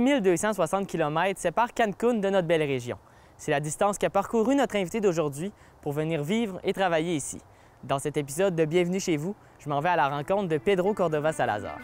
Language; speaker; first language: French; native; French